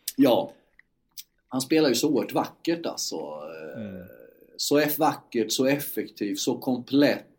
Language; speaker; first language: Swedish; native; Swedish